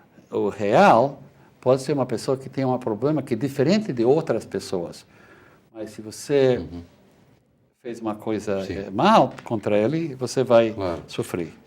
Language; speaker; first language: Portuguese; non-native, fluent; Spanish